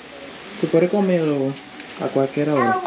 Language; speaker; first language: Spanish; non-native, learner; English